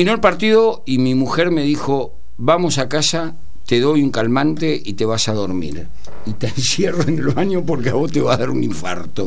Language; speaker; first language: Spanish; native; Spanish